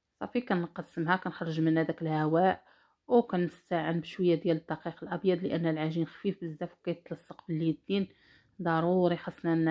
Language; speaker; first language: Arabic; native; Arabic